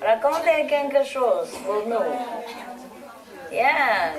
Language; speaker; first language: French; non-native, fluent; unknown